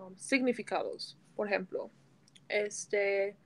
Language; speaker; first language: Spanish; early bilingual, heritage; Spanish